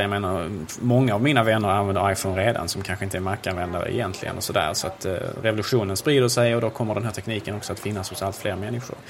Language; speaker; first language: Swedish; native; Swedish